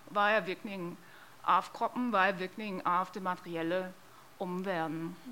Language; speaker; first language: Norwegian; non-native, fluent; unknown